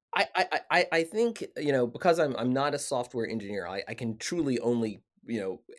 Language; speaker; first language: English; native; English